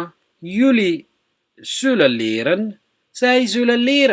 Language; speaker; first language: Dutch; non-native, fluent; Somali